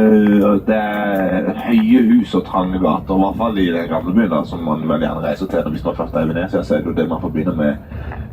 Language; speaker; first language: Norwegian; native; Norwegian